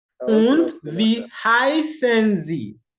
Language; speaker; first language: German; non-native, learner; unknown